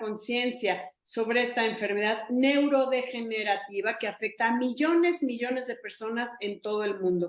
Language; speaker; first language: Spanish; native; Spanish